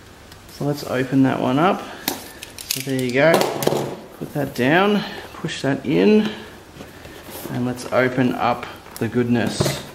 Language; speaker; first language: English; native; English